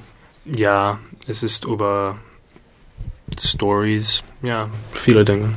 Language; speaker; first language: German; non-native, learner; English